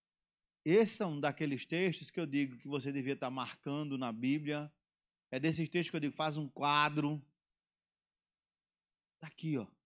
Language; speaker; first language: Portuguese; native; Portuguese